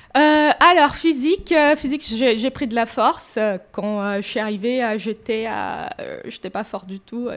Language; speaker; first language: French; non-native, fluent; Portuguese